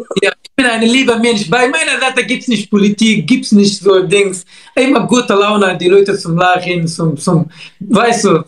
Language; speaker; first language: German; non-native, learner; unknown